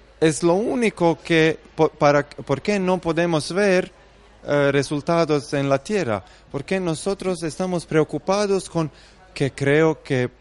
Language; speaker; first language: Spanish; non-native, fluent; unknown